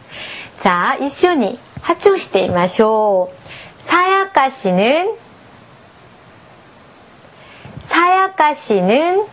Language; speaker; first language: Japanese; non-native, fluent; Korean